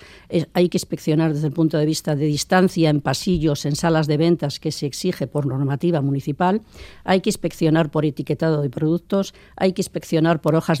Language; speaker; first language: Spanish; native; Spanish